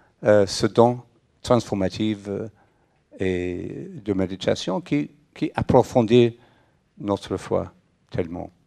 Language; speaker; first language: French; non-native, fluent; English